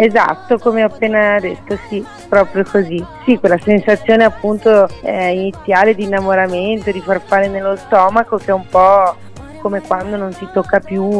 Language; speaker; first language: Italian; native; Italian